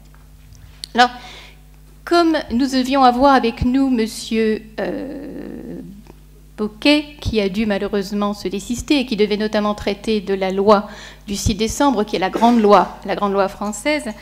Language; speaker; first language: French; native; French